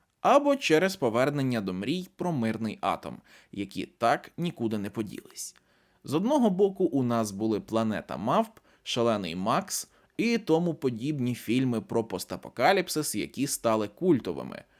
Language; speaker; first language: Ukrainian; native; Ukrainian